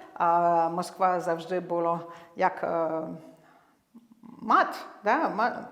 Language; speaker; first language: Ukrainian; non-native, fluent; French